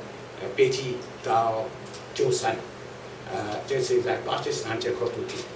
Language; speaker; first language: Chinese; non-native, learner; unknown